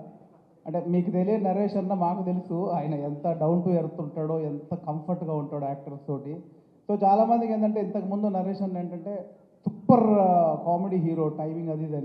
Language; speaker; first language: Telugu; native; Telugu